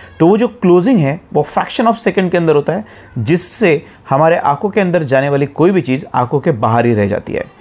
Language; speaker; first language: Hindi; non-native, local second language; Marathi